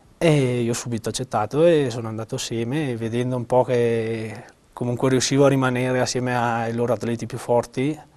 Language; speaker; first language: Italian; native; Italian